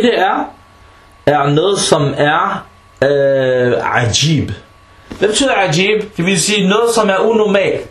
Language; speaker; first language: Danish; non-native, fluent; Arabic